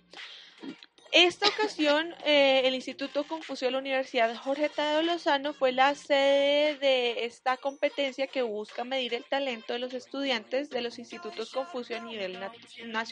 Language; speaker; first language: Spanish; native; Spanish